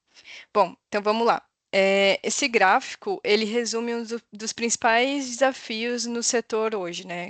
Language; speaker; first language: Portuguese; native; Portuguese